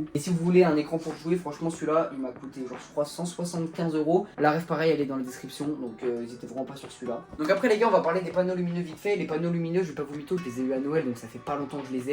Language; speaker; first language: French; native; French